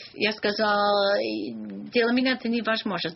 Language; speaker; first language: Russian; non-native, learner; English